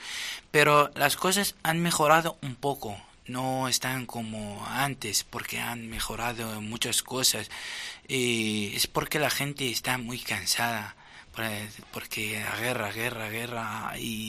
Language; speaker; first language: Spanish; non-native, fluent; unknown